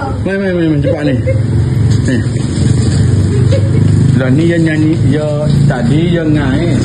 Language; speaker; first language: Malay; native; Malay